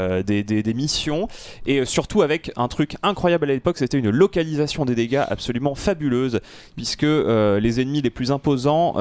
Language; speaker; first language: French; native; French